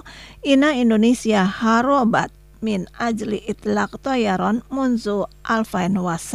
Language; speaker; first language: Arabic; non-native, fluent; Indonesian